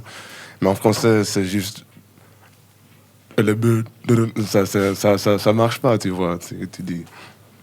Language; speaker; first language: French; non-native, learner; English